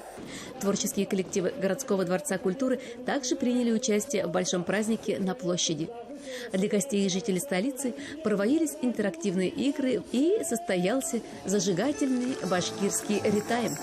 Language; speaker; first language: Russian; native; Russian